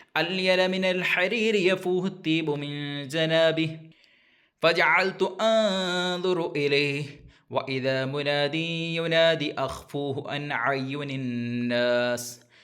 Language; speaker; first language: Arabic; non-native, fluent; Malayalam